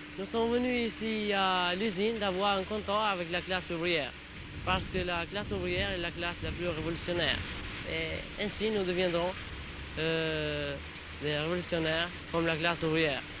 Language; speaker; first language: French; non-native, learner; Albanian